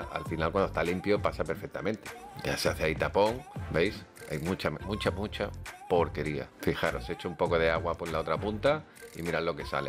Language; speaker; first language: Spanish; native; Spanish